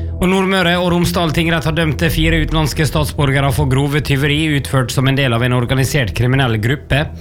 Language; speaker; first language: Norwegian; native; Norwegian